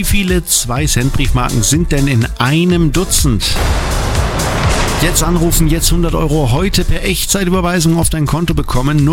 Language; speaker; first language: German; native; German